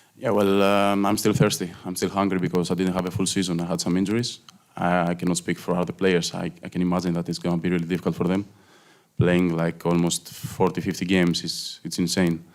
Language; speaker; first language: English; non-native, fluent; Greek